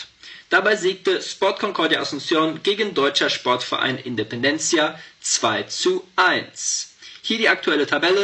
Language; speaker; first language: German; native; German